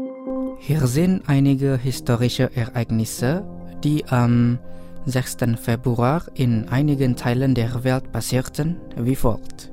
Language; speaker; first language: German; non-native, fluent; Indonesian